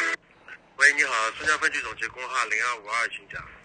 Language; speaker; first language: Chinese; native; Chinese